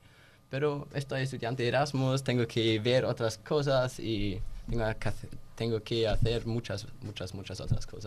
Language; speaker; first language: Spanish; non-native, learner; German